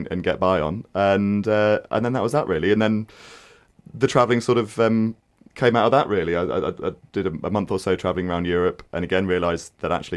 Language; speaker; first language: English; native; English